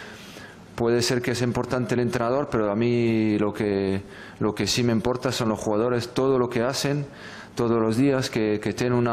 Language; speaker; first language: Spanish; non-native, fluent; French